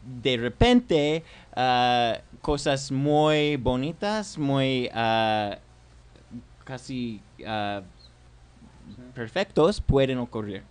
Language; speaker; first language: Spanish; non-native, learner; English